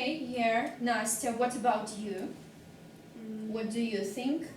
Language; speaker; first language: English; non-native, fluent; Russian